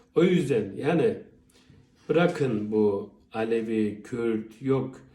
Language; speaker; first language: Turkish; early bilingual, heritage; Turkish